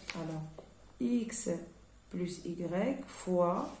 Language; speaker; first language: French; non-native, local second language; Arabic